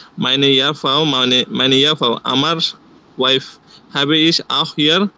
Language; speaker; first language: German; non-native, learner; Bangla